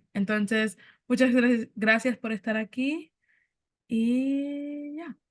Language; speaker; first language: Spanish; early bilingual, other home language; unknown